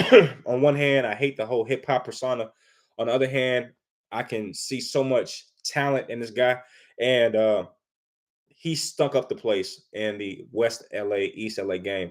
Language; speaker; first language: English; native; English